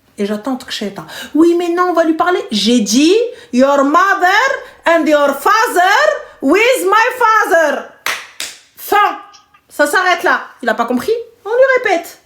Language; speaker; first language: French; early bilingual, other home language; Arabic